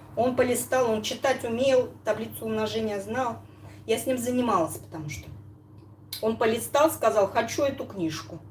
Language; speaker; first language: Russian; native; Russian